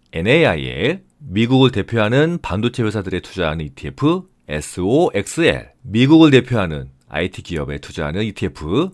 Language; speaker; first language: Korean; native; Korean